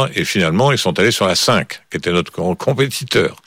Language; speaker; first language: French; native; French